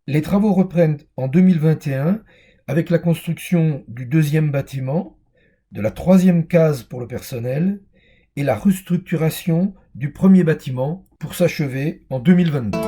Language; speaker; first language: French; native; French